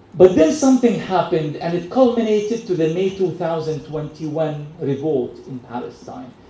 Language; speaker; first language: English; non-native, fluent; Arabic